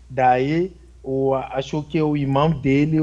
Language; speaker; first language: Portuguese; non-native, fluent; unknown